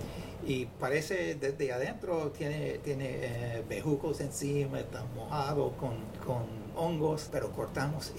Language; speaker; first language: Spanish; non-native, fluent; English